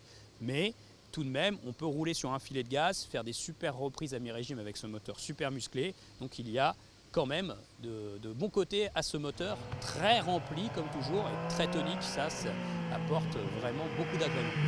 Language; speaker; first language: French; native; French